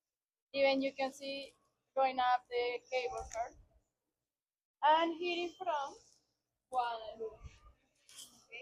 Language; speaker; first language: English; non-native, fluent; Spanish